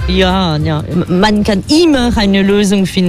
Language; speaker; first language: German; non-native, fluent; French